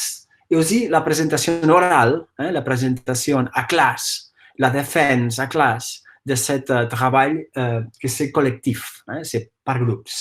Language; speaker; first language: French; non-native, fluent; Catalan